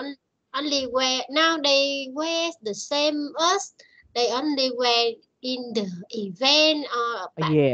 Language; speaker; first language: English; non-native, learner; Vietnamese